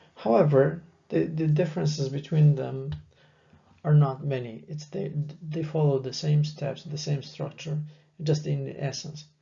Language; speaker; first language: English; non-native, fluent; French